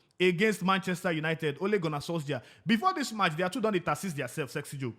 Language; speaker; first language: Nigerian Pidgin; non-native, local second language; Igbo